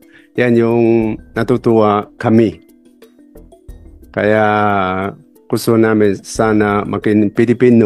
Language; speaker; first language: Filipino; non-native, learner; Chinese